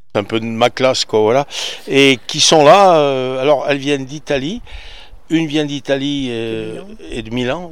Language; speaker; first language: French; native; French